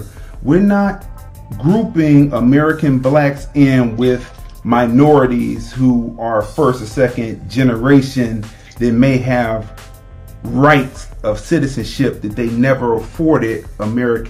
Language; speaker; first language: English; native; English